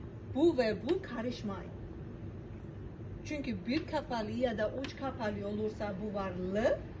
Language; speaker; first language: Turkish; non-native, fluent; Georgian